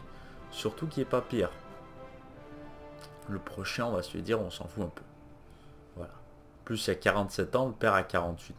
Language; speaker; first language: French; native; French